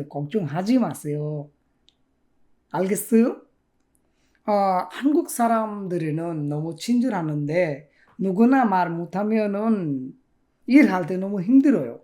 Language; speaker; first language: Korean; non-native, fluent; Bangla